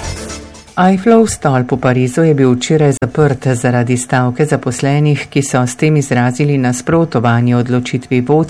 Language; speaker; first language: Slovenian; native; Slovenian